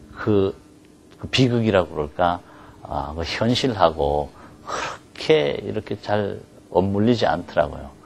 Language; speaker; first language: Korean; native; Korean